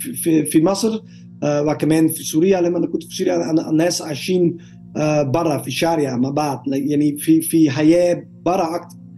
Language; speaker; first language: Arabic; non-native, learner; Dutch